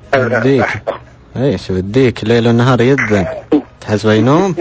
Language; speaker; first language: Arabic; native; Arabic